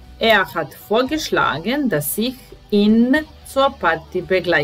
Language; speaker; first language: German; non-native, fluent; Serbian